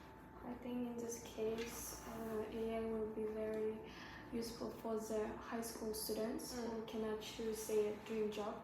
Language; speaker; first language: English; non-native, learner; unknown